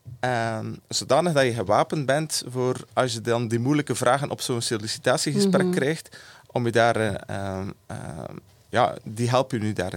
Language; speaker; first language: Dutch; native; Dutch